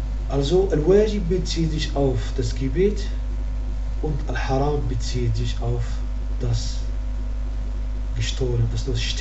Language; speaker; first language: German; non-native, fluent; Arabic